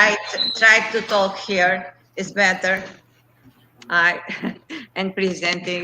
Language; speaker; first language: English; non-native, fluent; Portuguese